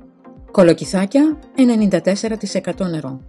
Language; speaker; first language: Greek; native; Greek